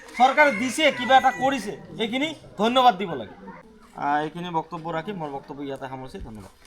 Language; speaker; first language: Assamese; non-native, local second language; Bangla